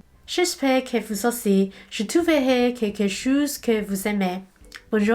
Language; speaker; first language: French; non-native, learner; Cantonese